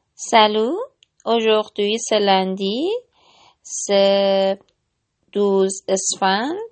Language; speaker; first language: French; non-native, learner; Persian